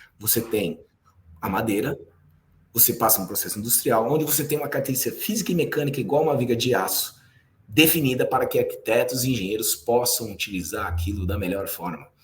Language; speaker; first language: Portuguese; native; Portuguese